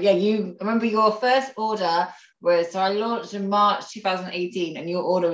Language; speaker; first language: English; native; English